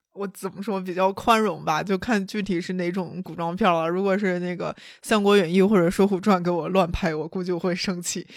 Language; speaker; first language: Chinese; native; Chinese